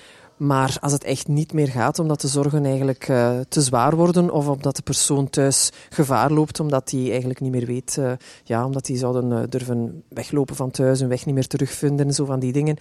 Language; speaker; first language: Dutch; native; Dutch